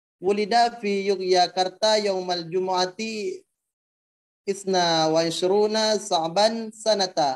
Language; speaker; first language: Arabic; non-native, learner; Indonesian